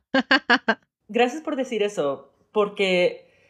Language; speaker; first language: Spanish; early bilingual, heritage; Spanish